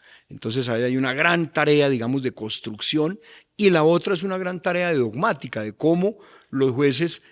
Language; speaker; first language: Spanish; native; Spanish